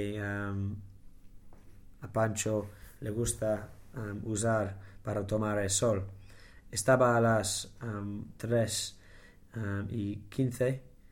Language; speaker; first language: Spanish; non-native, learner; English